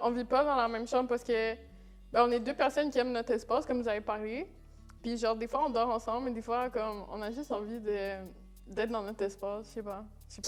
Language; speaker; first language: French; native; French